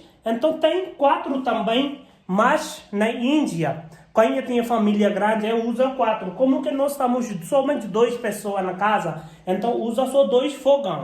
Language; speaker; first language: Portuguese; non-native, learner; Hindi